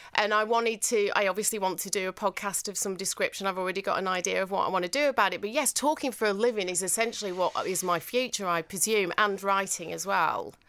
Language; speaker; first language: English; native; English